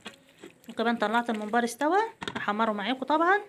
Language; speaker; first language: Arabic; native; Arabic